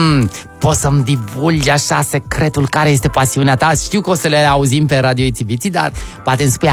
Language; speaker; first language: Romanian; native; Romanian